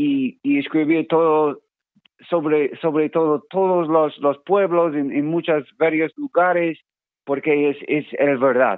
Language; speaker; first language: Spanish; non-native, learner; English